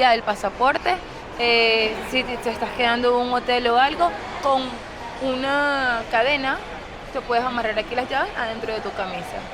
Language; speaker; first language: Spanish; native; Spanish